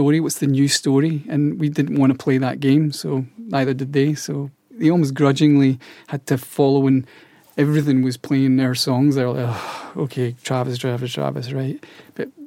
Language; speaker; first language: English; native; English